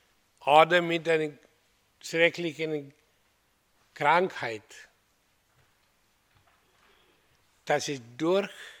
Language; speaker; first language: German; non-native, fluent; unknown